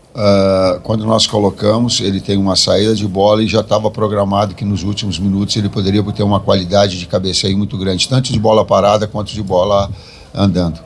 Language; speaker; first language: Portuguese; native; Portuguese